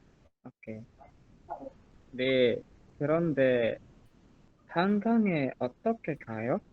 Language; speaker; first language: Korean; non-native, learner; Indonesian